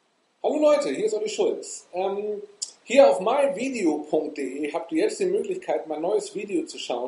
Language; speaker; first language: German; native; German